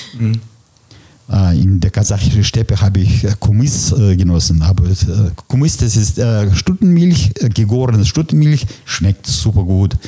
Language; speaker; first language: German; non-native, fluent; Russian